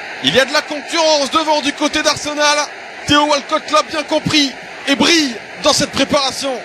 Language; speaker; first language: French; native; French